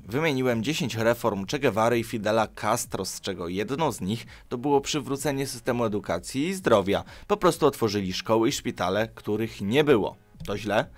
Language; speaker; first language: Polish; early bilingual, other home language; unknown